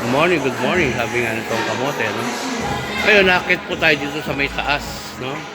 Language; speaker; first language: Filipino; non-native, local second language; Pampanga